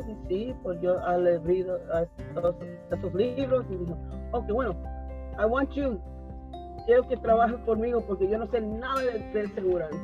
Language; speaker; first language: Spanish; early bilingual, heritage; Spanish